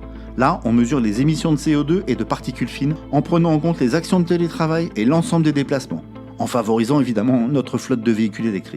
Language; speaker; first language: French; native; French